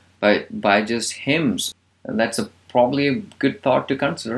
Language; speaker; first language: English; non-native, local second language; Malayalam